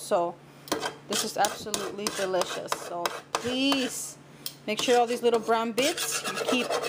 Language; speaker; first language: English; early bilingual, other home language; Spanish